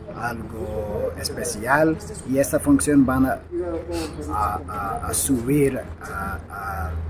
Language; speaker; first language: Spanish; non-native, learner; English